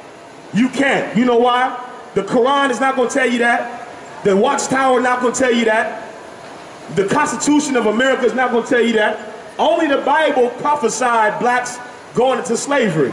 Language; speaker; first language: English; native; English